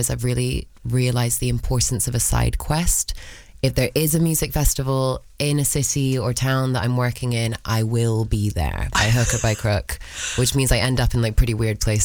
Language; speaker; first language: English; early bilingual, other home language; Spanish